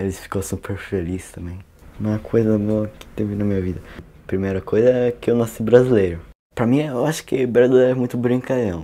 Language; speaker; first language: Portuguese; early bilingual, heritage; Portuguese